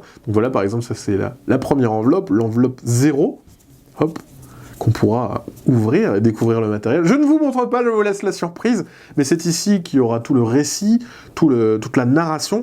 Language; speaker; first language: French; native; French